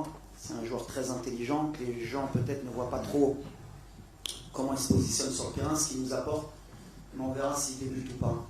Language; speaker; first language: French; native; French